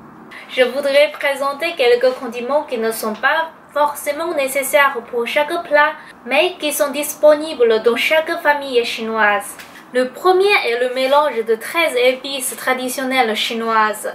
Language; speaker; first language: French; non-native, fluent; Chinese